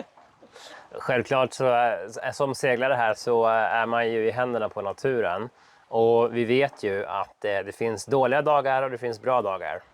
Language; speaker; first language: Swedish; native; Swedish